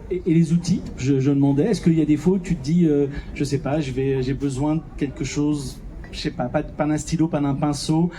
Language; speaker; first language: French; native; French